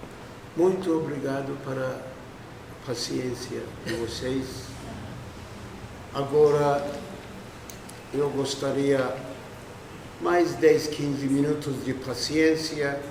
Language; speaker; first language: Portuguese; non-native, fluent; Turkish